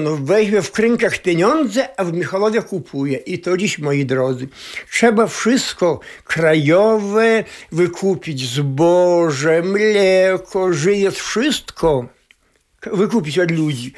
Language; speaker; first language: Polish; non-native, local second language; Belarusian